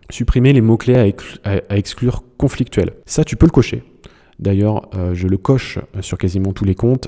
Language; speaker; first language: French; native; French